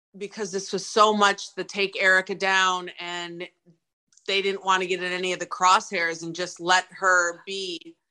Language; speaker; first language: English; native; English